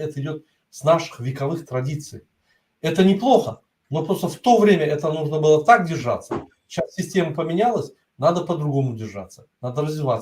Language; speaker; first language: Russian; non-native, local second language; Turkmen